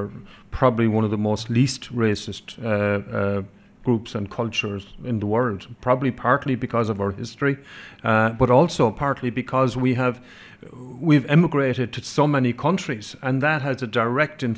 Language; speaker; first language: English; non-native, local second language; Irish